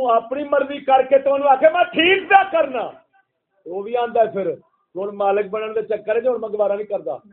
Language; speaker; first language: Urdu; non-native, local second language; Punjabi